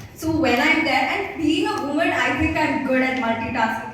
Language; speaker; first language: English; non-native, local second language; Malayalam